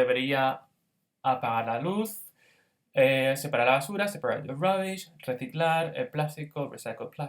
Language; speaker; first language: Spanish; non-native, fluent; English